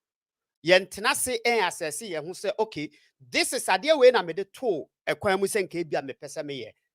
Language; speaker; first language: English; non-native, local second language; Akan